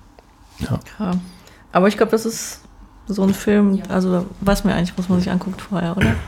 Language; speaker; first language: German; native; German